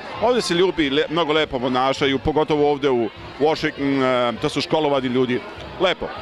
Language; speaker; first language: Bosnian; early bilingual, heritage; Serbian